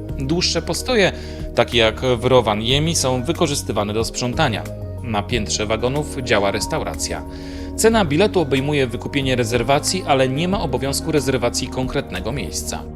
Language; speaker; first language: Polish; native; Polish